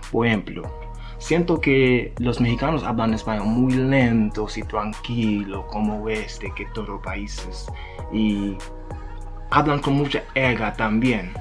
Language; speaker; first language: Spanish; non-native, learner; Haitian Creole